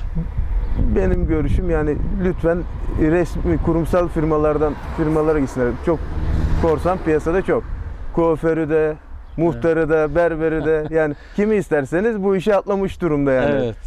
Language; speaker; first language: Turkish; native; Turkish